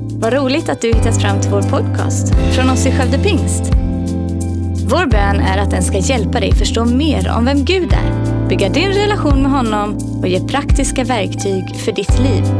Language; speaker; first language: Swedish; native; Swedish